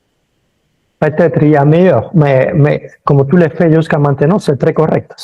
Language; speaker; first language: French; early bilingual, other home language; Spanish